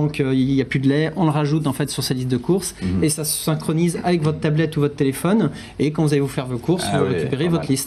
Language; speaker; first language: French; native; French